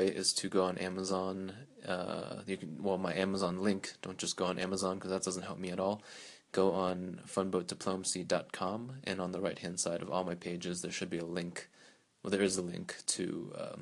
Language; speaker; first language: English; native; English